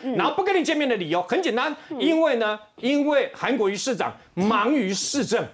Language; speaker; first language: Chinese; native; Chinese